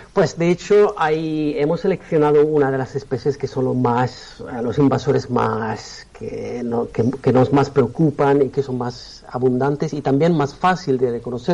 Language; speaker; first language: Spanish; non-native, fluent; Italian